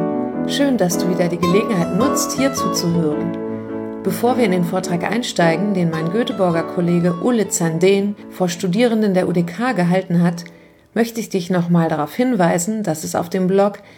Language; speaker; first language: German; native; German